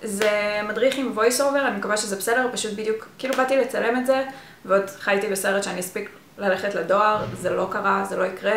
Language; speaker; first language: Hebrew; native; Hebrew